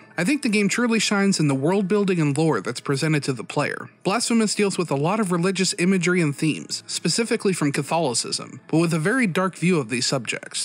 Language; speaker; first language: English; native; English